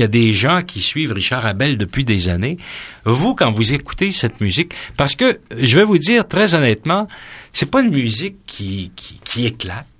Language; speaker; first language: French; native; French